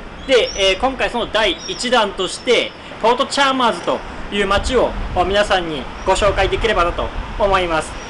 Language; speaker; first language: Japanese; native; Japanese